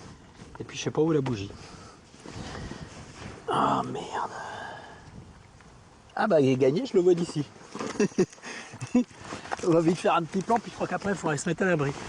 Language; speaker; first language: French; native; French